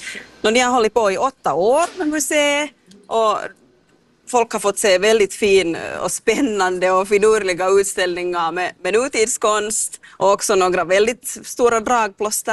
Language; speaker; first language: Swedish; native; Swedish